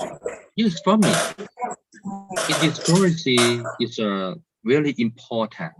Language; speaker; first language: English; non-native, learner; Thai